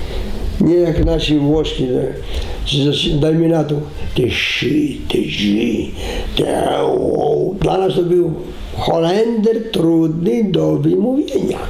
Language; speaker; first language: Polish; non-native, fluent; Greek